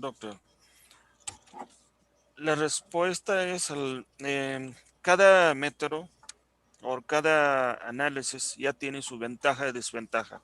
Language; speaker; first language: Spanish; non-native, fluent; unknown